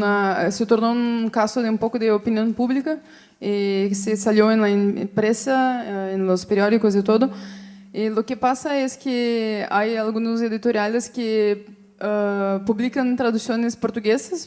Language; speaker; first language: Spanish; non-native, fluent; Portuguese